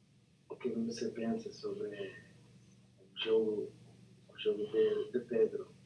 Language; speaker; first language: Portuguese; non-native, learner; English